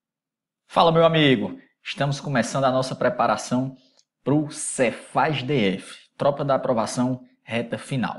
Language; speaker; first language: Portuguese; native; Portuguese